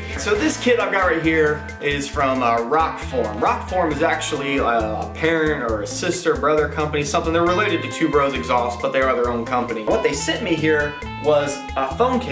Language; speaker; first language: English; native; English